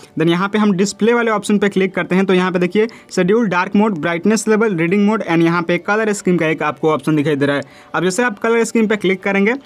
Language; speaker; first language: Hindi; native; Hindi